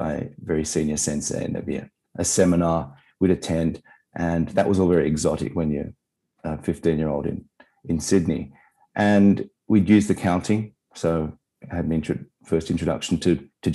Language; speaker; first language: English; native; English